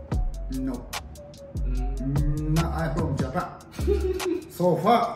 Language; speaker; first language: English; non-native, learner; Japanese